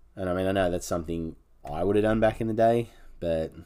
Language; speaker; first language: English; native; English